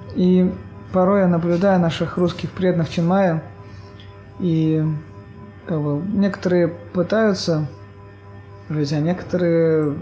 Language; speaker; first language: Russian; native; Russian